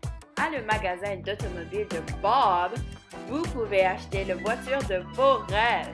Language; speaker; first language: French; non-native, learner; English